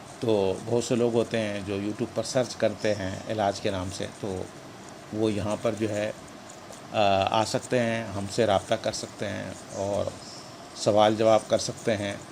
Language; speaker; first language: Urdu; native; Urdu